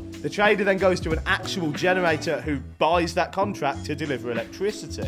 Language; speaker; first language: English; native; English